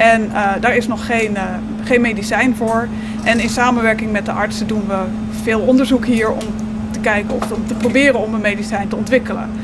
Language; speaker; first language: Dutch; native; Dutch